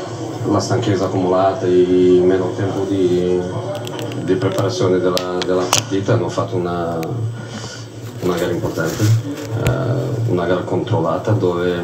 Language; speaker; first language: Italian; non-native, fluent; Portuguese